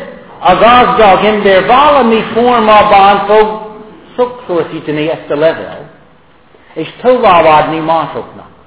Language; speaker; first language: Hungarian; non-native, fluent; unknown